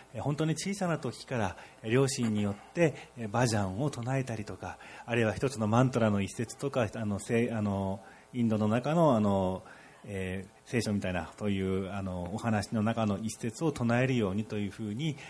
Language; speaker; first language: Japanese; non-native, fluent; Odia